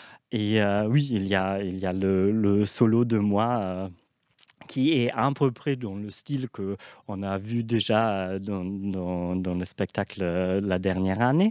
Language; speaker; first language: French; non-native, fluent; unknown